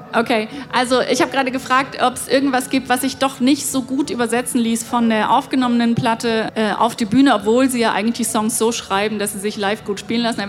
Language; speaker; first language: German; native; German